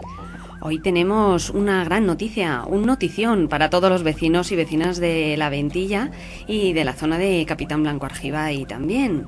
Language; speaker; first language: Spanish; native; Spanish